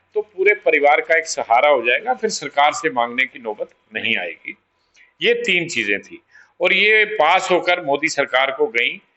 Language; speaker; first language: Hindi; non-native, local second language; Pahari-Potwari